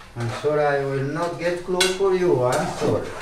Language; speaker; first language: English; non-native, learner; Arabic